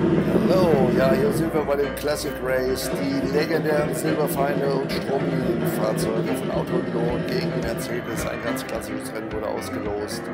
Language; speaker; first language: German; native; German